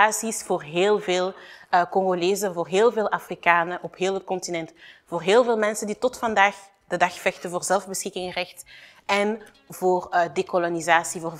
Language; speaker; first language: Dutch; early bilingual, other home language; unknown